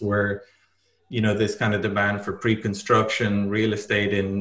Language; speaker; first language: English; native; English